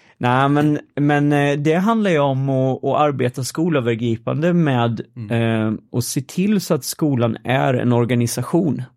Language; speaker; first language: Swedish; native; Swedish